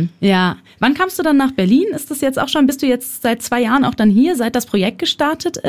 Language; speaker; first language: German; native; German